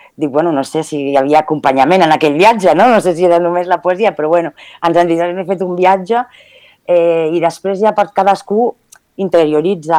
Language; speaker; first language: Catalan; early bilingual, other home language; Spanish